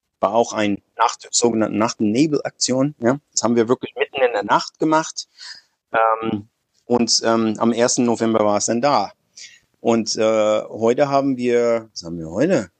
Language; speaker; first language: German; non-native, fluent; English